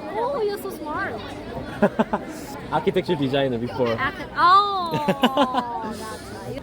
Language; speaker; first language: English; non-native, learner; Korean